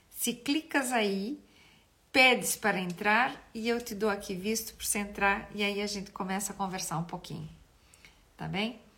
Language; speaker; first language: Portuguese; native; Portuguese